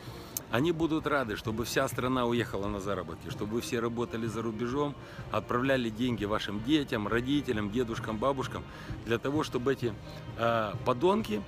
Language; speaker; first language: Russian; native; Russian